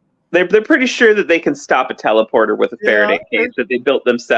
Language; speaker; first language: English; native; English